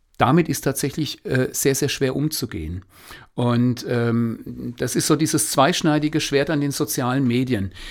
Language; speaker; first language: German; native; German